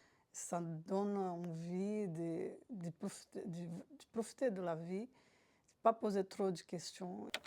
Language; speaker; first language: French; non-native, fluent; Portuguese